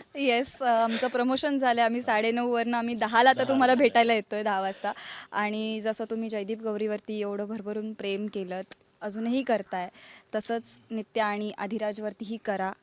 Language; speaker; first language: Marathi; native; Marathi